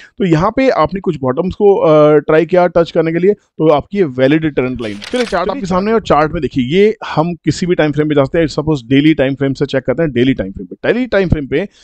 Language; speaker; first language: Hindi; native; Hindi